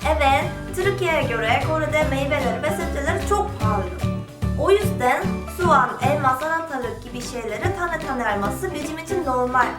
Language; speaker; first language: Turkish; non-native, fluent; Korean